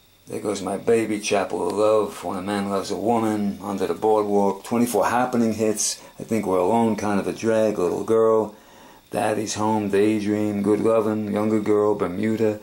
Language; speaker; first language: English; native; English